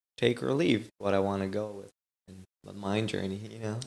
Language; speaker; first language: English; non-native, fluent; Spanish